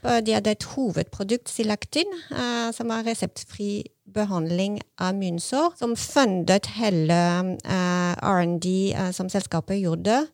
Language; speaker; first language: Norwegian; non-native, fluent; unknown